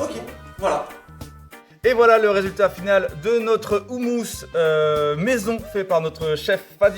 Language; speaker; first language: French; native; French